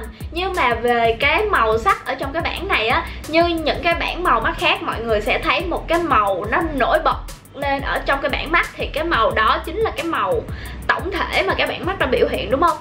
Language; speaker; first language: Vietnamese; native; Vietnamese